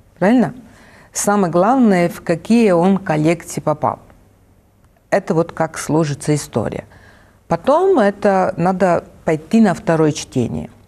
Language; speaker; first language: Russian; non-native, fluent; Italian